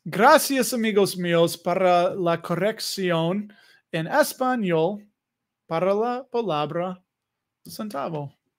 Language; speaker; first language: Spanish; non-native, learner; English